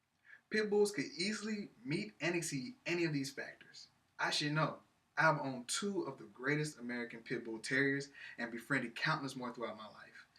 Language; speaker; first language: English; native; English